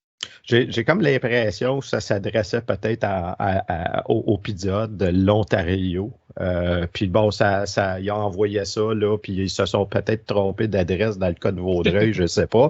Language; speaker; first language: French; native; French